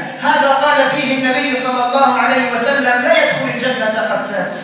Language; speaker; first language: Arabic; native; Arabic